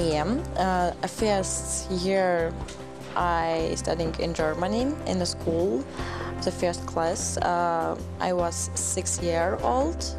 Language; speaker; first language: English; non-native, learner; German